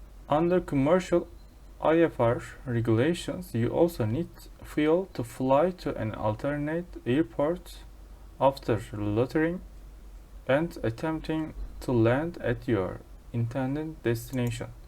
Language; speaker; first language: English; non-native, fluent; Turkish